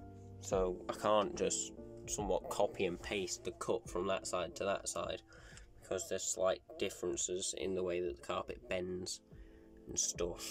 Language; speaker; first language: English; native; English